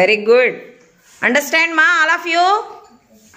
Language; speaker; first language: English; non-native, local second language; Telugu